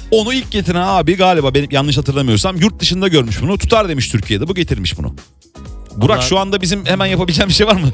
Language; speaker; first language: Turkish; native; Turkish